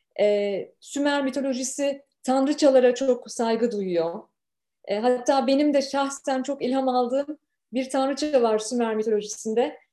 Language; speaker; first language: Turkish; native; Turkish